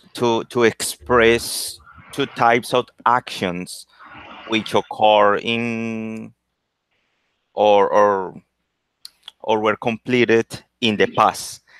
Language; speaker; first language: English; non-native, learner; Spanish